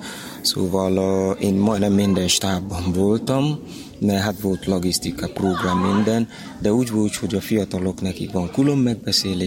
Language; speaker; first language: Hungarian; non-native, learner; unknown